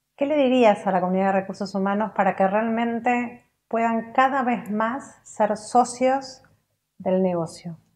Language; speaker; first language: Spanish; native; Spanish